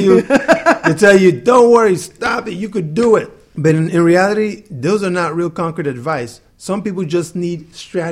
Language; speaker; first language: English; non-native, local second language; Yoruba